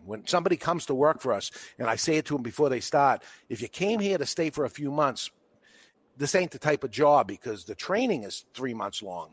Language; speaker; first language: English; native; English